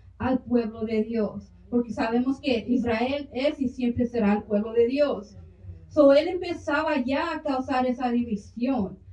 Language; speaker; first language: Spanish; early bilingual, heritage; Spanish